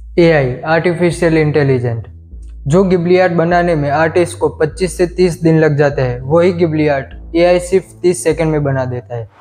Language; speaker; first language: Hindi; non-native, local second language; Gujarati